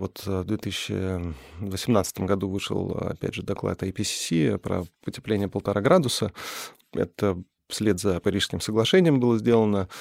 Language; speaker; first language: Russian; native; Russian